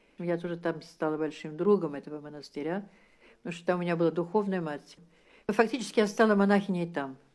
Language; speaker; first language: Russian; early bilingual, heritage; Russian